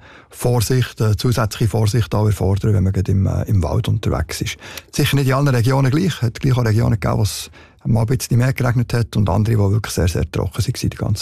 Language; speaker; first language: German; native; German